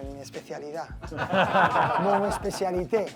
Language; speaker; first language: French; non-native, learner; Spanish